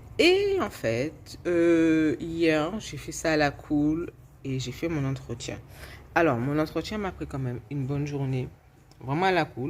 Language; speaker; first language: French; native; French